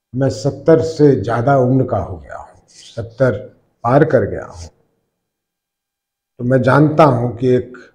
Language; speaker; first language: Hindi; native; Hindi